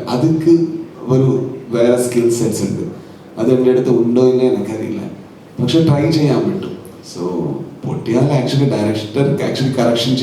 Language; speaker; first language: Malayalam; non-native, learner; Kannada